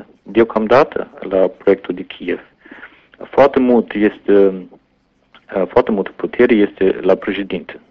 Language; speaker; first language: Romanian; non-native, fluent; German